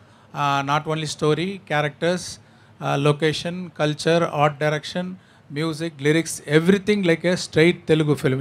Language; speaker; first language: Telugu; non-native, learner; Tamil